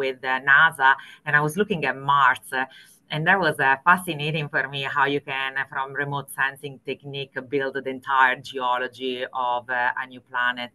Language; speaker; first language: English; non-native, fluent; Italian